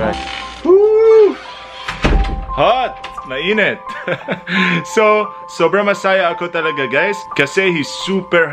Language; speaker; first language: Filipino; non-native, learner; Arabic